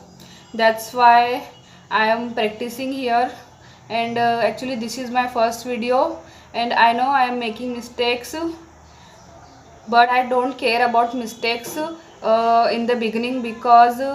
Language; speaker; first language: English; non-native, learner; Marathi